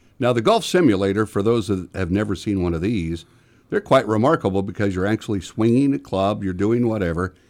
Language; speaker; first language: English; native; English